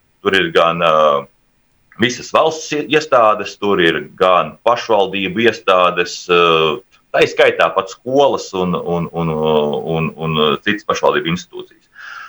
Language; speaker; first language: Latvian; native; Latvian